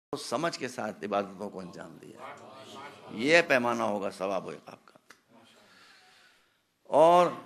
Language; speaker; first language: Hindi; native; Hindi